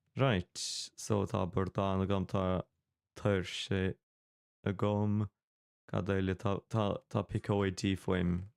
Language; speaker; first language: Irish; non-native, local second language; English